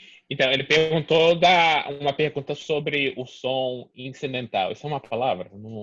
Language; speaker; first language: Portuguese; early bilingual, heritage; Portuguese